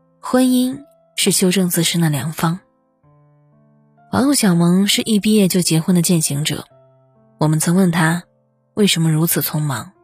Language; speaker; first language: Chinese; native; Chinese